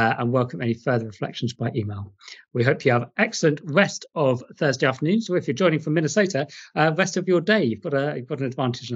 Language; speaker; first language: English; native; English